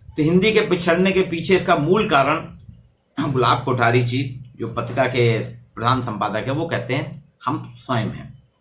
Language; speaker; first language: Hindi; native; Hindi